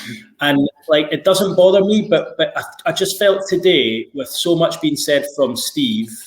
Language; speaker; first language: English; native; English